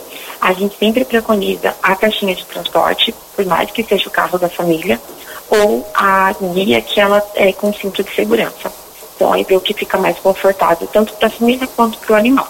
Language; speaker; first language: Portuguese; native; Portuguese